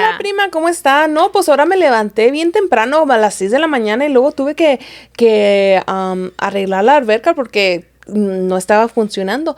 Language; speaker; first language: Spanish; early bilingual, heritage; Spanish